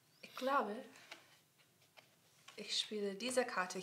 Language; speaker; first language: German; non-native, learner; English